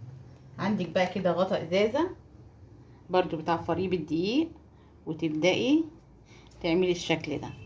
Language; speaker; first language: Arabic; native; Arabic